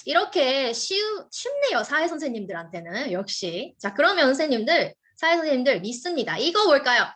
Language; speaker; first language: Korean; native; Korean